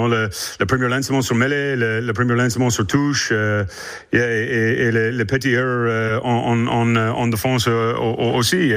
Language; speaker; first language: French; non-native, learner; English